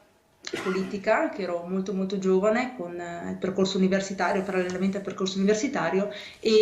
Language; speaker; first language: Italian; native; Italian